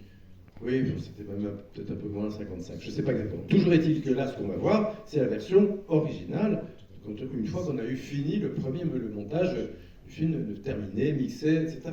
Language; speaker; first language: French; native; French